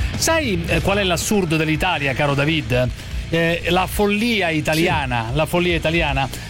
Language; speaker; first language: Italian; native; Italian